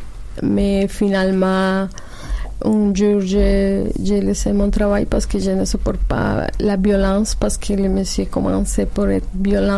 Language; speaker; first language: French; non-native, learner; Spanish